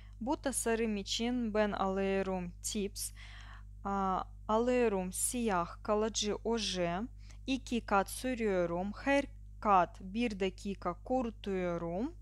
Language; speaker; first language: Turkish; non-native, learner; Russian